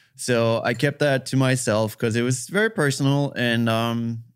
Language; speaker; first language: English; non-native, fluent; German